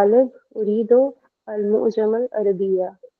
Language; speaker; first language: Arabic; non-native, learner; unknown